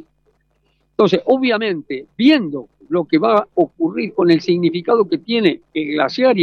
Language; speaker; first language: Spanish; native; Spanish